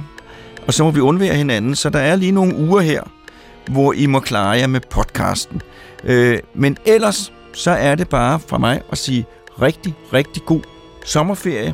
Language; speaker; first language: Danish; native; Danish